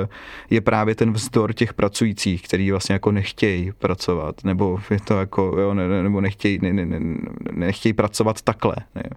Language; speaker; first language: Czech; native; Czech